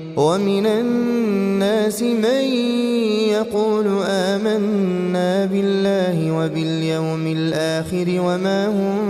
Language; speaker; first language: Arabic; native; Arabic